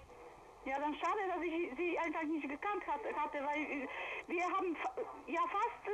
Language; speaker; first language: German; non-native, fluent; Polish